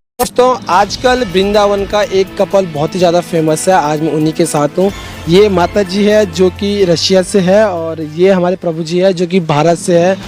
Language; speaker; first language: Hindi; native; Hindi